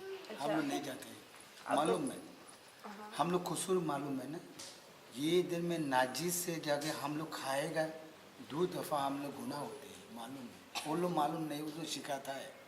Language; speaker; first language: Hindi; non-native, learner; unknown